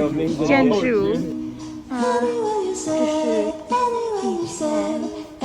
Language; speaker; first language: Chinese; non-native, learner; English